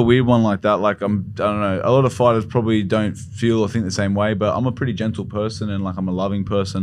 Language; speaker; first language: English; native; English